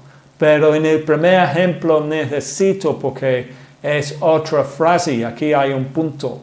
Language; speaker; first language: Spanish; non-native, fluent; English